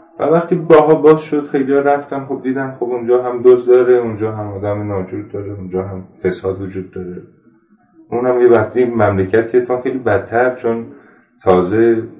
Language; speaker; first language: Persian; non-native, local second language; Armenian